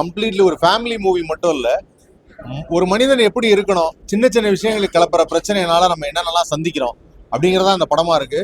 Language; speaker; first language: Tamil; native; Tamil